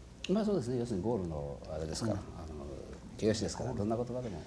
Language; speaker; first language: Japanese; native; Japanese